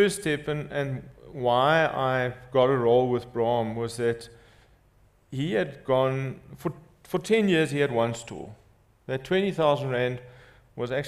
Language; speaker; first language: English; non-native, local second language; Afrikaans